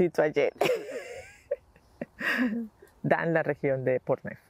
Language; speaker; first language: French; non-native, learner; Spanish